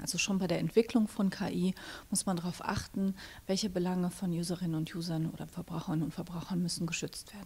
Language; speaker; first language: German; native; German